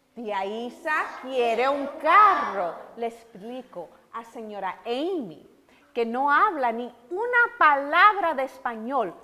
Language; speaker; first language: Spanish; early bilingual, heritage; Spanish